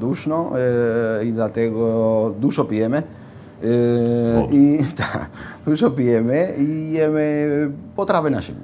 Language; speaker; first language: Polish; non-native, fluent; Spanish